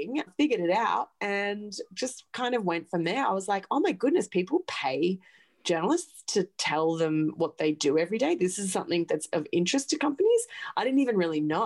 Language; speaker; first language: English; native; English